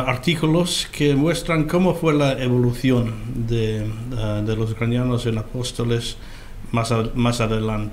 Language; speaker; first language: Spanish; non-native, fluent; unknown